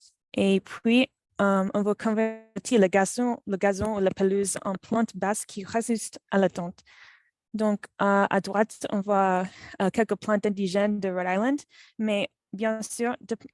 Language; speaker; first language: French; non-native, fluent; English